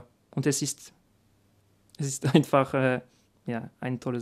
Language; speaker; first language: German; non-native, learner; French